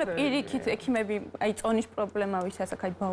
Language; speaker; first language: Georgian; native; Georgian